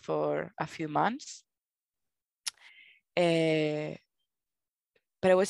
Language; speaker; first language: English; non-native, fluent; Spanish